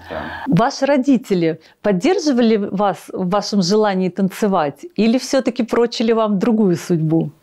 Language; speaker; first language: Russian; native; Russian